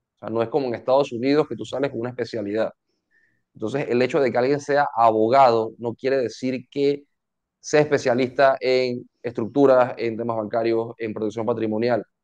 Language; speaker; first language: Spanish; native; Spanish